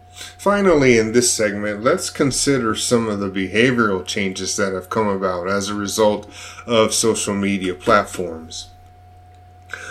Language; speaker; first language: English; native; English